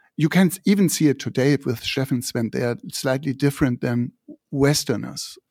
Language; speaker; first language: English; non-native, fluent; German